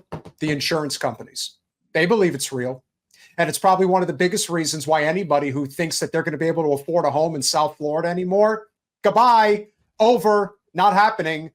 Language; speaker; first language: English; native; English